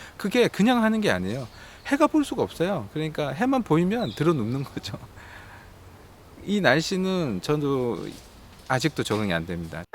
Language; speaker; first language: Korean; native; Korean